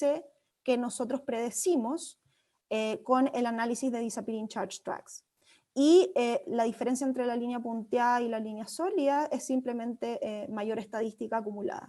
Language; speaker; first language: Spanish; native; Spanish